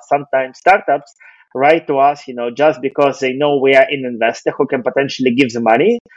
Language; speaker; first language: English; non-native, fluent; Russian